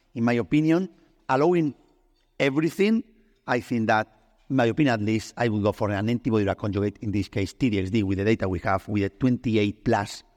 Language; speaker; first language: English; non-native, fluent; Spanish